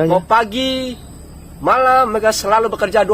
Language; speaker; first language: Indonesian; native; Indonesian